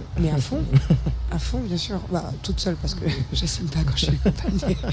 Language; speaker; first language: French; native; French